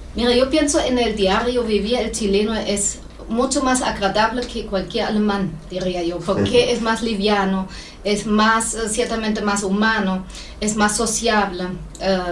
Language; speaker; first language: Spanish; non-native, fluent; German